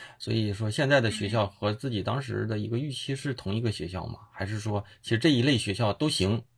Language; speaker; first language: Chinese; native; Chinese